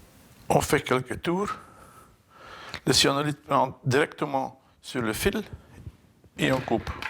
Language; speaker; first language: French; non-native, fluent; Dutch